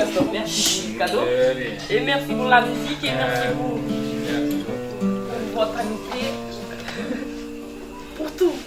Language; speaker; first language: French; non-native, fluent; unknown